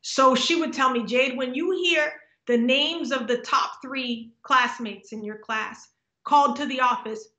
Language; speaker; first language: English; native; English